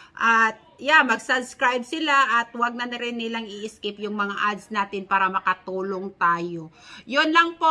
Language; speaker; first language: Filipino; non-native, local second language; Cebuano